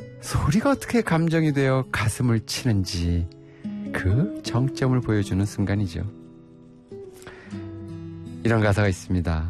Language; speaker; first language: Korean; native; Korean